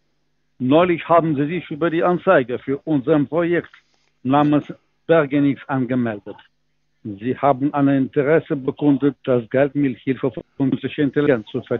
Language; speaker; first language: German; non-native, learner; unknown